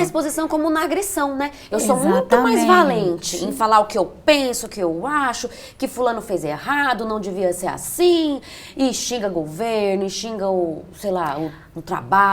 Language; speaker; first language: Portuguese; native; Portuguese